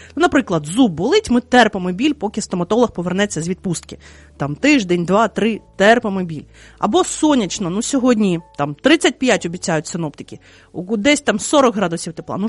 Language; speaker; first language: Ukrainian; native; Ukrainian